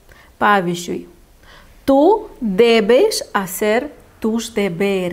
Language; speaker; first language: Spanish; non-native, fluent; Lithuanian